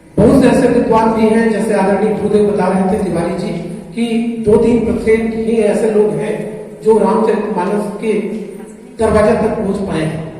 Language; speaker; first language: Hindi; native; Hindi